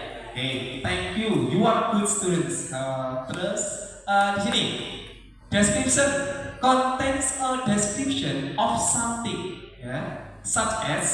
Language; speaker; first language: English; non-native, learner; Indonesian